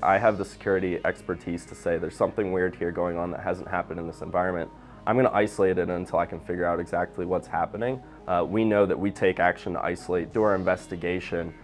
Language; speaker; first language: English; native; English